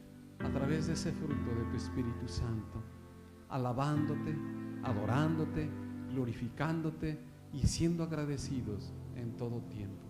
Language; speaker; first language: Spanish; native; Spanish